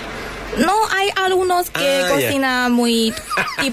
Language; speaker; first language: Spanish; non-native, learner; Chinese